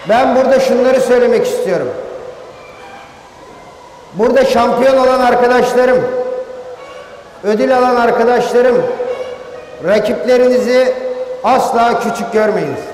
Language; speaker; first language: Turkish; native; Turkish